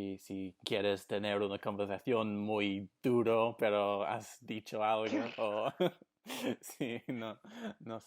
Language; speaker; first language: Spanish; non-native, fluent; English